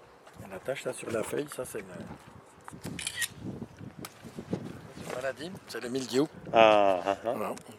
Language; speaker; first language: French; native; French